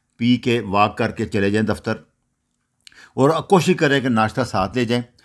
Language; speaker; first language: Urdu; non-native, local second language; Punjabi